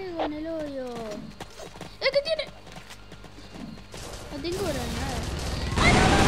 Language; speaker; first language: Spanish; native; Spanish